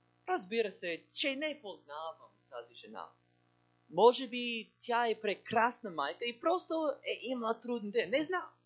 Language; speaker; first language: Bulgarian; non-native, learner; English